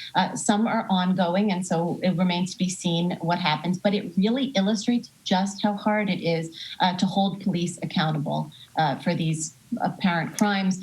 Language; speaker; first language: English; native; English